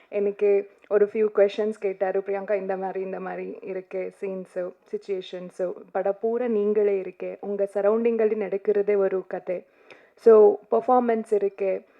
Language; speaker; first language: Tamil; non-native, learner; Kannada